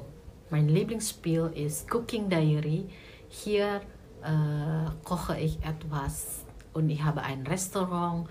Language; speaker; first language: German; non-native, learner; Indonesian